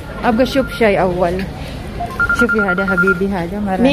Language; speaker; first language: Arabic; non-native, learner; Filipino